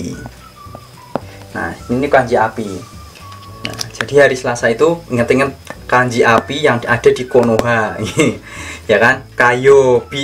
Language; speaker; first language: Indonesian; native; Indonesian